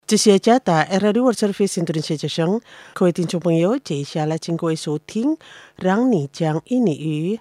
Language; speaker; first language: Chinese; non-native, fluent; Indonesian